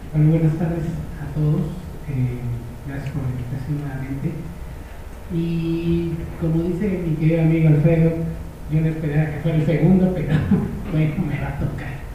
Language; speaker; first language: Spanish; native; Spanish